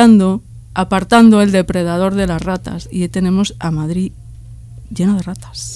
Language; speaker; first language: Spanish; native; Spanish